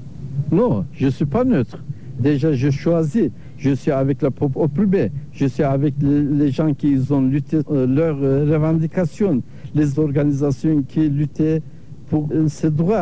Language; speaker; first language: French; non-native, learner; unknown